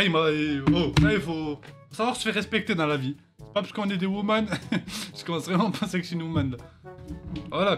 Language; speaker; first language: French; native; French